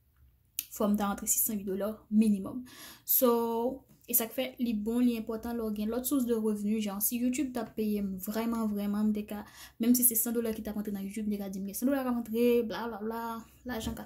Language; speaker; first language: French; non-native, learner; Haitian Creole